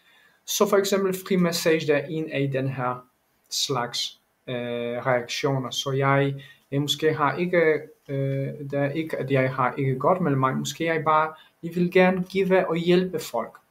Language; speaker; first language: Danish; non-native, learner; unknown